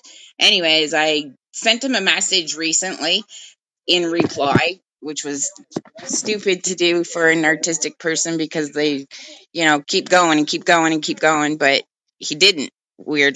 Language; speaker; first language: English; native; English